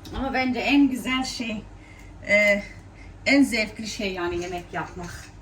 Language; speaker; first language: Turkish; native; Turkish